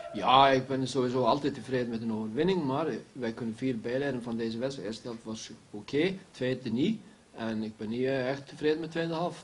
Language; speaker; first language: Dutch; non-native, fluent; Icelandic